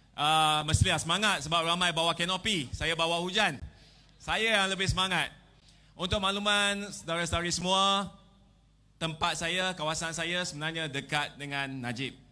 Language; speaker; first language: Malay; non-native, local second language; Chinese